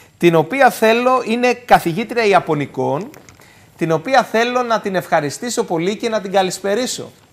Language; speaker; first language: Greek; native; Greek